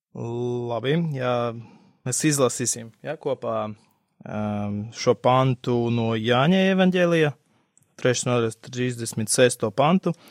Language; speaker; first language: Latvian; non-native, local second language; Russian